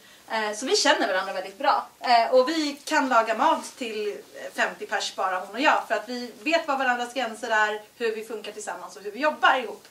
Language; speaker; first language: Swedish; native; Swedish